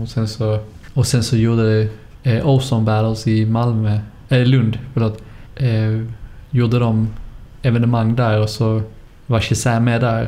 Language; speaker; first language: Swedish; native; Swedish